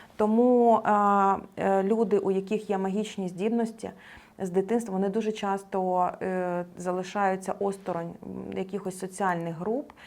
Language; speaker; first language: Ukrainian; non-native, local second language; Russian